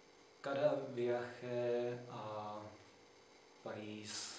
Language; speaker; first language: Spanish; non-native, learner; Czech